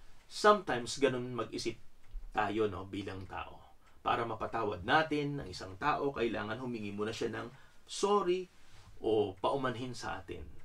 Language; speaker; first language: Filipino; native; Filipino